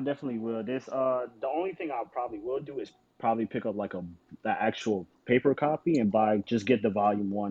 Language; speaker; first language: English; native; English